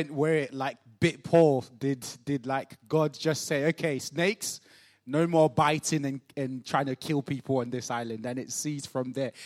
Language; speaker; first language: English; non-native, local second language; Yoruba